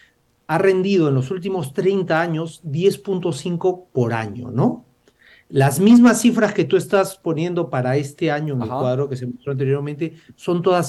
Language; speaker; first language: Spanish; native; Spanish